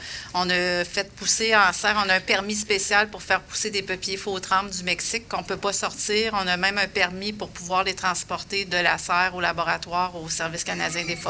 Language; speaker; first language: French; native; French